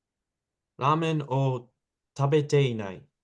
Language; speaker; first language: Japanese; non-native, learner; English